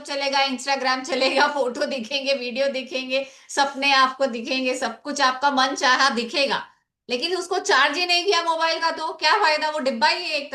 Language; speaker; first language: Hindi; native; Hindi